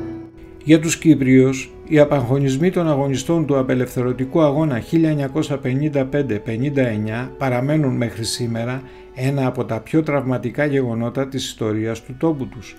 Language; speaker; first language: Greek; native; Greek